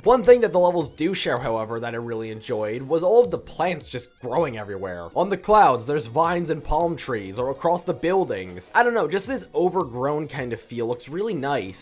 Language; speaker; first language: English; native; English